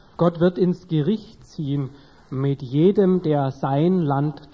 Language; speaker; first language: German; native; German